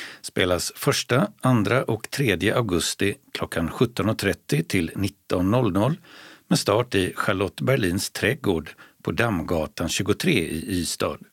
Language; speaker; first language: Swedish; native; Swedish